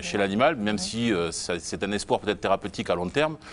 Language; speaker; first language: French; native; French